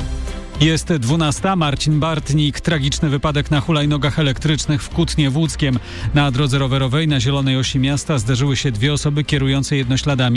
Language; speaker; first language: Polish; native; Polish